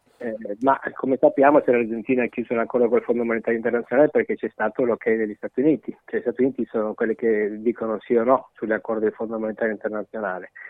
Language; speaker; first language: Italian; non-native, fluent; Spanish